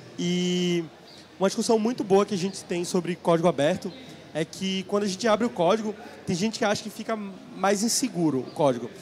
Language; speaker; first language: Portuguese; native; Portuguese